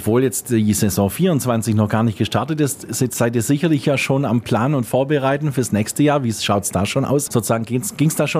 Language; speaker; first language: German; native; German